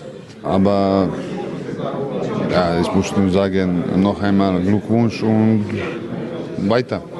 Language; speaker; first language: German; non-native, learner; Croatian